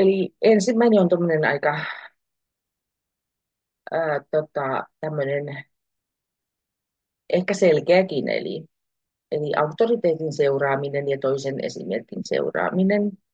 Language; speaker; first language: Finnish; native; Finnish